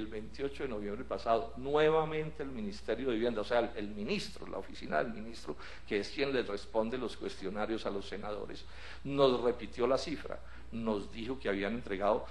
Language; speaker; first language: Spanish; native; Spanish